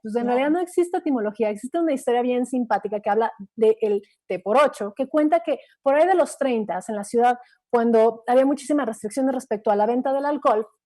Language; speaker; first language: Spanish; native; Spanish